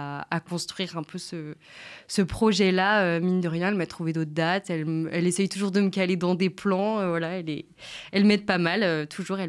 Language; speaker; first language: French; native; French